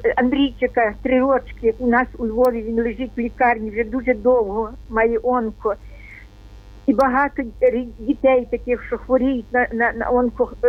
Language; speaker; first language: Ukrainian; native; Ukrainian